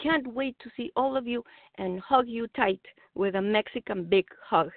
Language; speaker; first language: English; non-native, fluent; Spanish